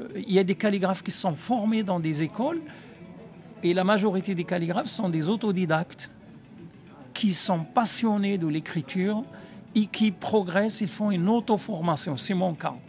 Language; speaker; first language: French; non-native, local second language; Arabic